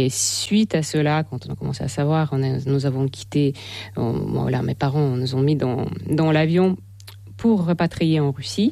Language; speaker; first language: French; non-native, fluent; Russian